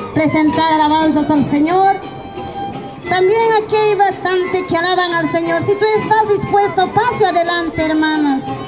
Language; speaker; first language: Spanish; non-native, local second language; Quechua